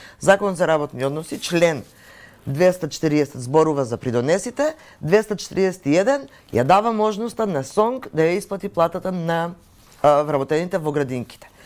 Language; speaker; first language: Macedonian; native; Macedonian